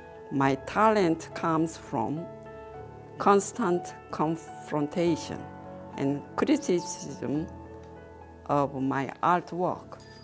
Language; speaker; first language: English; non-native, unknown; Korean